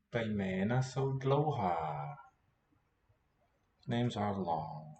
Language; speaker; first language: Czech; non-native, learner; English